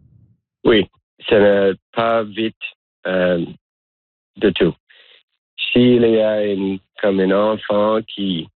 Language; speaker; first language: French; non-native, learner; English